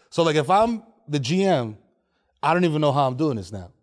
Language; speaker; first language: English; native; English